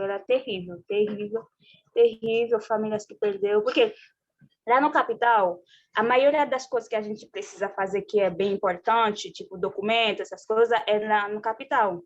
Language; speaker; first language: Portuguese; non-native, fluent; Haitian Creole